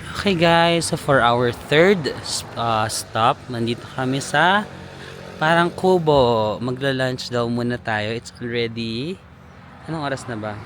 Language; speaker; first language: Filipino; non-native, local second language; Waray